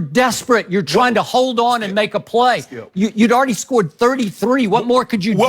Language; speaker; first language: English; native; English